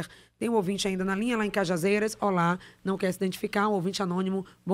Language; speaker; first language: Portuguese; native; Portuguese